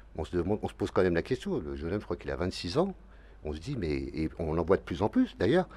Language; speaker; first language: French; native; French